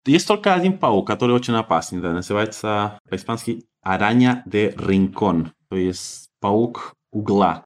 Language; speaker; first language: Russian; non-native, fluent; Spanish